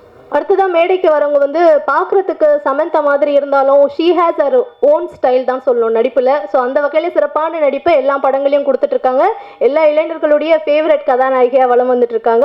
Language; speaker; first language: Tamil; native; Tamil